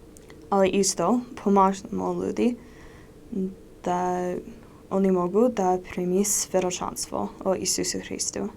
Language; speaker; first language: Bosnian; non-native, learner; English